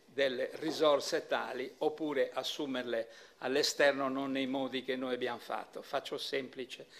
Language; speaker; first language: Italian; native; Italian